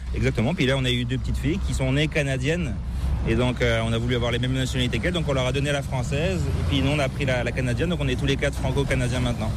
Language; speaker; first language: French; native; French